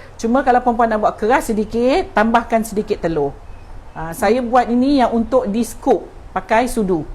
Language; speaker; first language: Malay; native; Malay